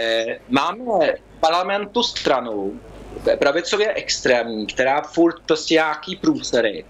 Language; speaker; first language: Czech; early bilingual, heritage; Czech